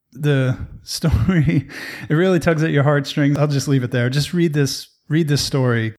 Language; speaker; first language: English; native; English